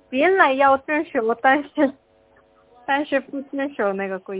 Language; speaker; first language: Chinese; non-native, learner; Korean